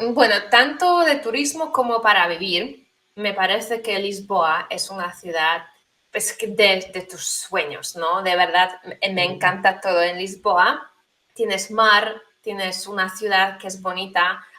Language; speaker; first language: Spanish; non-native, fluent; Polish